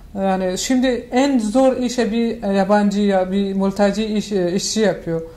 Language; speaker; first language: Turkish; non-native, learner; Persian